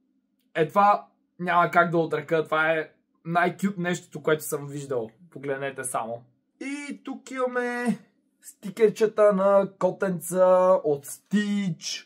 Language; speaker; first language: Bulgarian; native; Bulgarian